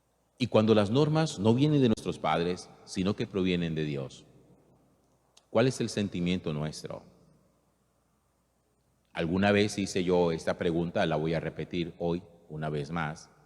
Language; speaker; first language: Spanish; native; Spanish